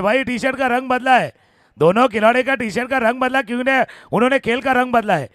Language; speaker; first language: Hindi; non-native, local second language; Marathi